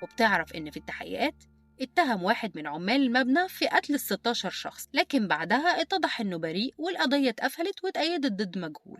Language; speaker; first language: Arabic; native; Arabic